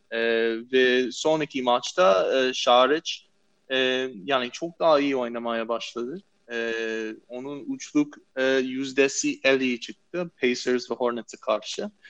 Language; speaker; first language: Turkish; non-native, fluent; English